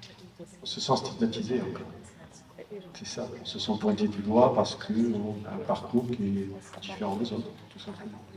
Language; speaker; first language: French; native; French